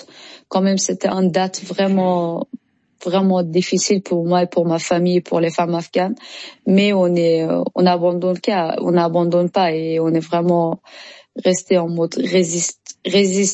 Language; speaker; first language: French; non-native, learner; Persian